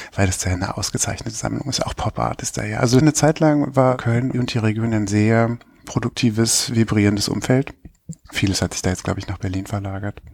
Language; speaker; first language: German; native; German